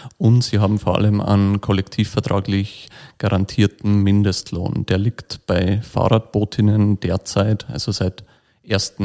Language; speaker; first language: German; native; German